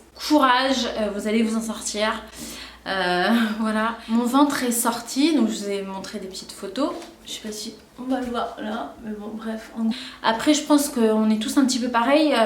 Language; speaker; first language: French; native; French